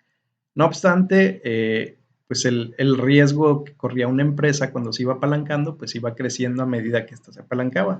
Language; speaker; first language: Spanish; native; Spanish